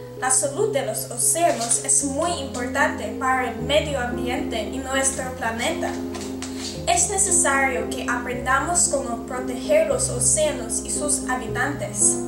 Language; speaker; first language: Spanish; non-native, learner; English